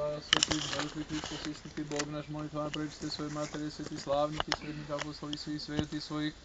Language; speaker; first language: Serbian; native; Serbian